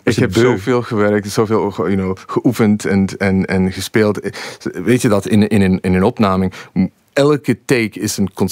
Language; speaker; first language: Dutch; non-native, fluent; English